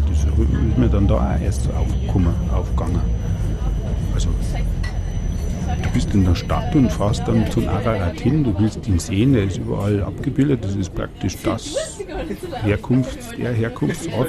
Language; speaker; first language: German; native; German